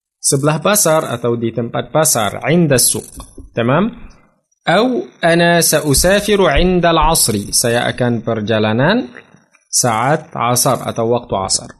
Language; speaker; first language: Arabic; non-native, fluent; Indonesian